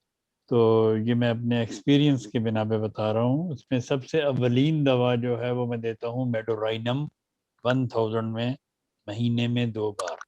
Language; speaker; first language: Urdu; native; Urdu